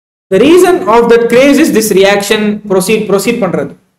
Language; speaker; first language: English; non-native, local second language; Tamil